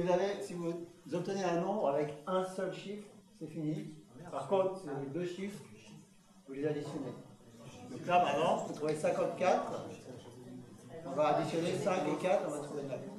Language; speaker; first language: French; native; French